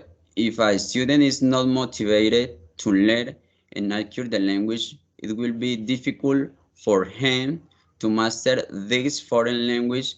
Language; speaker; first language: English; non-native, learner; Spanish